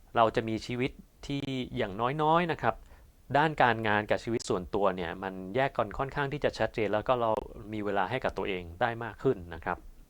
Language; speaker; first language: Thai; native; Thai